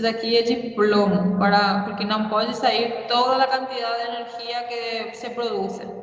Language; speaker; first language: Portuguese; non-native, fluent; Spanish